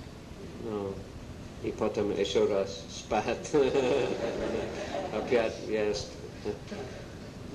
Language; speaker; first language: Russian; non-native, learner; English